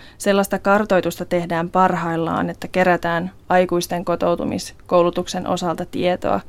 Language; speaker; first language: Finnish; non-native, local second language; Swedish